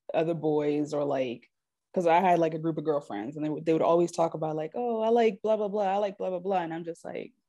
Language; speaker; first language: English; early bilingual, other home language; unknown